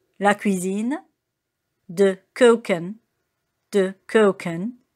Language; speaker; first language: French; native; French